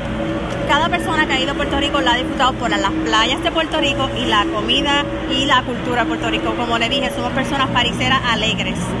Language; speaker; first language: Spanish; native; Spanish